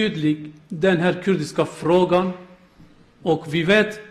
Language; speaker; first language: Swedish; non-native, learner; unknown